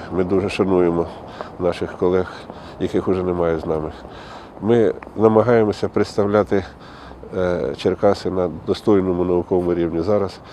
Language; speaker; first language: Ukrainian; native; Ukrainian